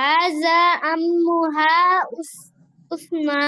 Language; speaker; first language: Arabic; non-native, learner; Urdu